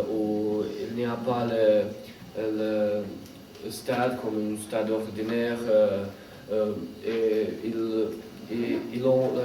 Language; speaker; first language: French; non-native, learner; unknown